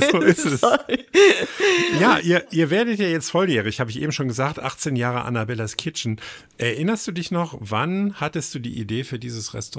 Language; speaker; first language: German; native; German